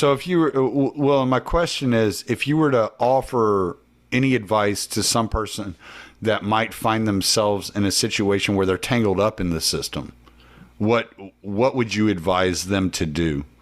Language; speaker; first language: English; native; English